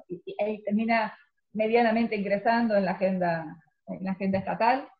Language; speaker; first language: Spanish; native; Spanish